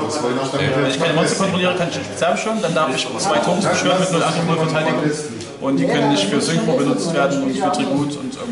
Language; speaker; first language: German; native; German